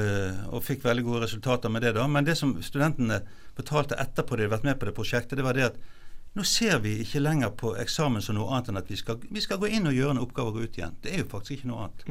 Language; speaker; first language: Norwegian; native; Norwegian